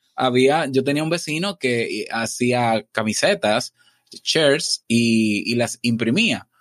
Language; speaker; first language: Spanish; native; Spanish